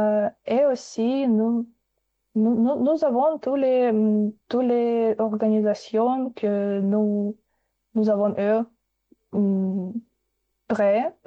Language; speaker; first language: French; non-native, fluent; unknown